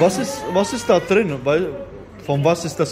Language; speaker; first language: German; non-native, learner; Bosnian